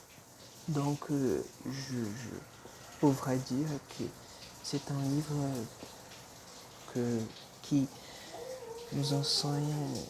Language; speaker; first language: French; non-native, fluent; Portuguese